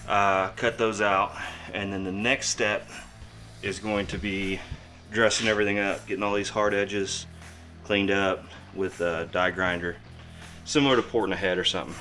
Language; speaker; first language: English; native; English